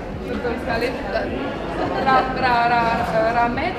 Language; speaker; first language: Indonesian; non-native, fluent; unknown